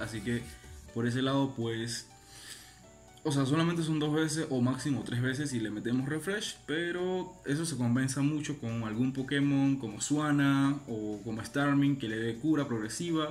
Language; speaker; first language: Spanish; native; Spanish